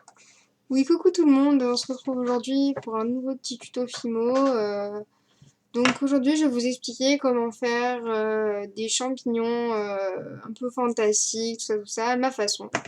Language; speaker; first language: French; native; French